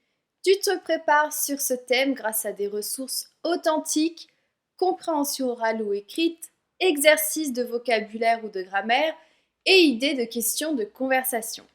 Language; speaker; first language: French; native; French